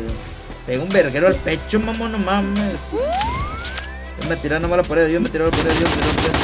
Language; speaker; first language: Spanish; native; Spanish